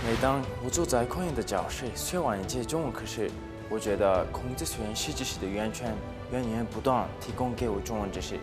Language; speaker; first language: Chinese; non-native, fluent; Tajik